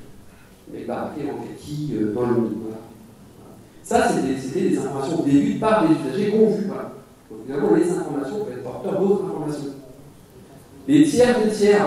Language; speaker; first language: French; native; French